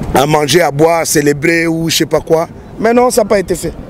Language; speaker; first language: French; non-native, local second language; Lingala